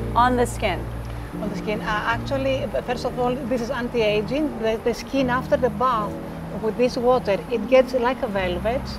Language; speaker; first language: English; non-native, fluent; German